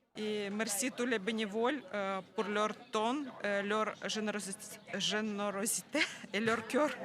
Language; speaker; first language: French; non-native, learner; Ukrainian